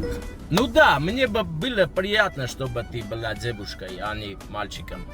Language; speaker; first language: Russian; non-native, learner; Armenian